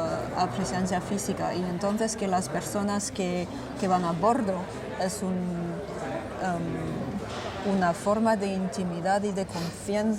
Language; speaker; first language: Spanish; non-native, fluent; French